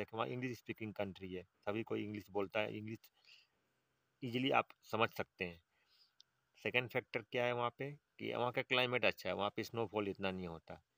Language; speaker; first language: Hindi; native; Hindi